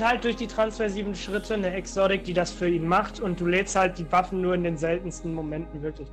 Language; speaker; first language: German; native; German